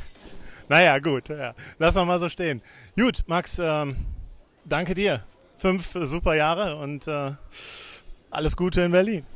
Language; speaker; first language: German; native; German